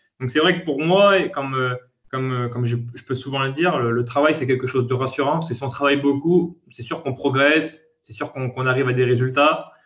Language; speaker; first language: French; native; French